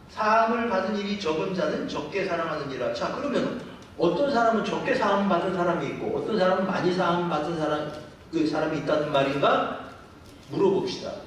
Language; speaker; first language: Korean; native; Korean